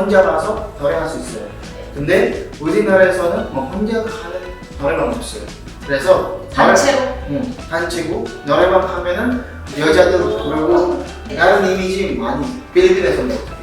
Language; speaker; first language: Korean; non-native, learner; Indonesian